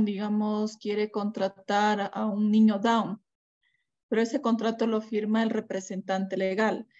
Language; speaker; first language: Spanish; native; Spanish